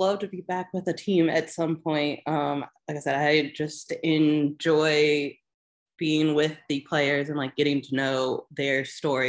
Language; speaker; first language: English; native; English